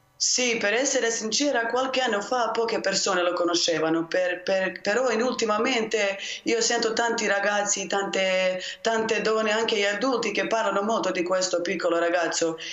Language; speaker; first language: Italian; non-native, fluent; Croatian